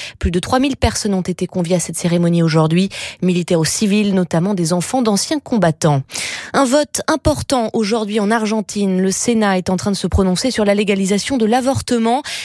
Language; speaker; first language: French; native; French